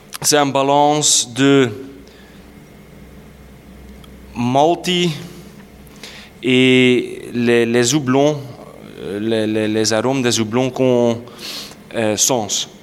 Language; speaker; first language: French; non-native, local second language; Dutch